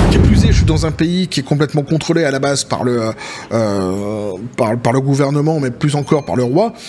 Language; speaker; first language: French; native; French